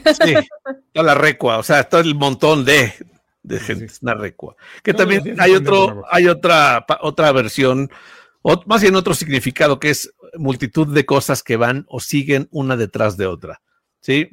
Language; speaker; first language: Spanish; native; Spanish